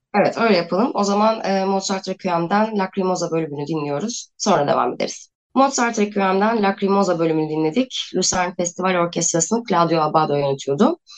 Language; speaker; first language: Turkish; native; Turkish